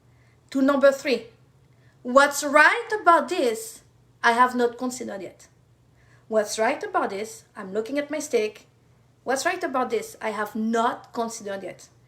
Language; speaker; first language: English; non-native, fluent; French